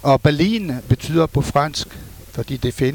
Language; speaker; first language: Danish; non-native, fluent; French